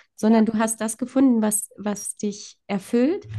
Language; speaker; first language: German; early bilingual, other home language; Polish